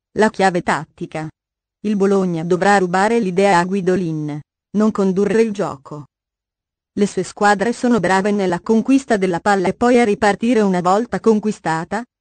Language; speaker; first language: Italian; native; Italian